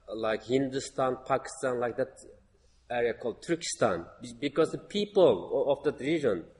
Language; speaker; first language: English; non-native, learner; Uyghur